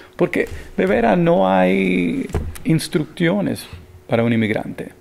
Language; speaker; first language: Spanish; early bilingual, heritage; Spanish